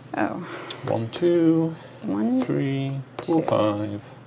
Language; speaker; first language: English; native; English